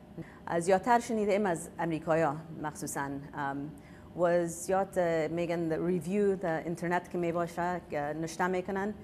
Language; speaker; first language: Persian; early bilingual, heritage; Persian